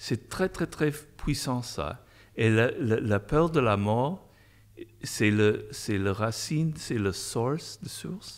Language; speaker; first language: French; non-native, fluent; English